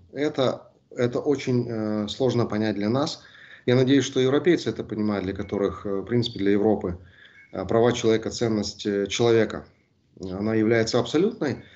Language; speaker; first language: Russian; native; Russian